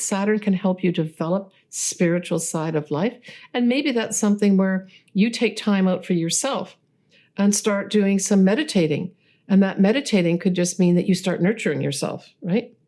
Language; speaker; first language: English; native; English